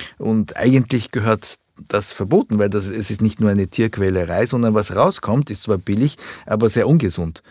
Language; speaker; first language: German; early bilingual, other home language; Japanese